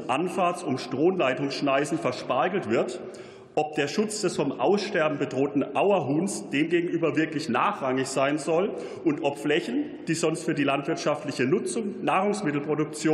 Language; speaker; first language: German; native; German